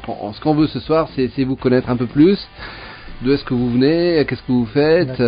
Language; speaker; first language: French; non-native, local second language; Arabic